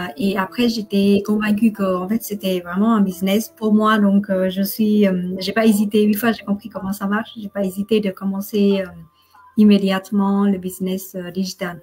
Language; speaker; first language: French; non-native, fluent; Vietnamese